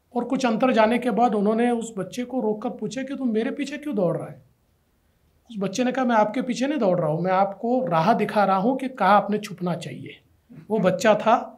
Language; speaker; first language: Hindi; non-native, local second language; Marathi